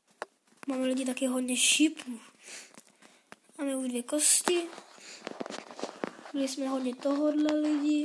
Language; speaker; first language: Czech; non-native, learner; Slovak